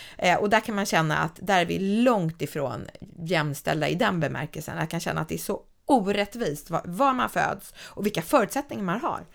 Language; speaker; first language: Swedish; native; Swedish